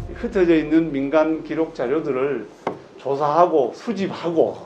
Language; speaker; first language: Korean; native; Korean